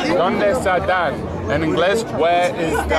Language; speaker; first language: Spanish; non-native, learner; English